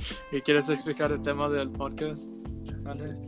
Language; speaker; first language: Spanish; non-native, learner; English